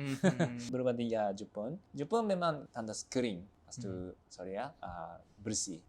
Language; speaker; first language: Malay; non-native, fluent; Japanese